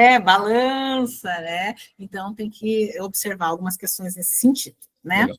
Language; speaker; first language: Portuguese; native; Portuguese